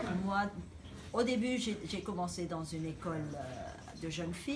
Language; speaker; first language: French; non-native, local second language; Arabic